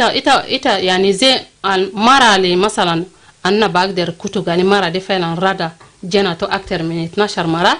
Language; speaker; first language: Arabic; non-native, local second language; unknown